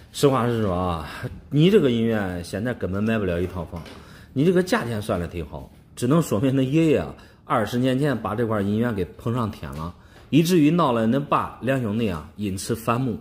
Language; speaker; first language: Chinese; native; Chinese